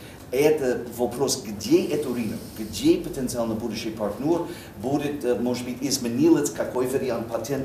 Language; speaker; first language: Russian; non-native, learner; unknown